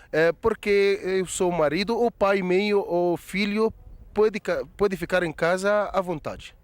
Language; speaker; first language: Portuguese; non-native, fluent; Arabic